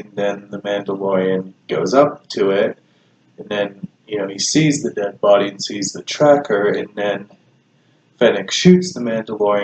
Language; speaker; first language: English; native; English